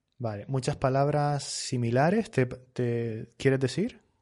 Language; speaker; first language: Spanish; native; Spanish